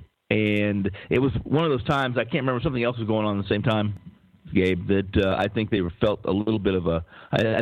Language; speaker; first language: English; native; English